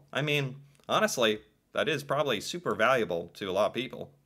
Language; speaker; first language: English; native; English